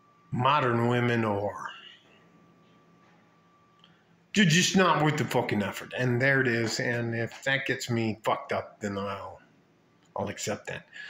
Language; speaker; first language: English; native; English